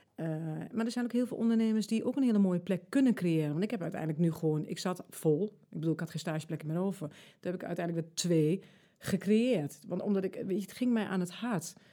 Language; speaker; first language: Dutch; early bilingual, other home language; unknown